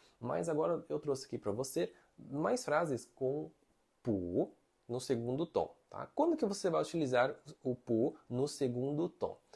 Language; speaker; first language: Portuguese; non-native, fluent; Chinese